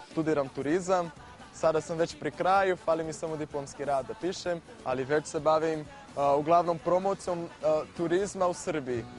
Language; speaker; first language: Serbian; non-native, fluent; Portuguese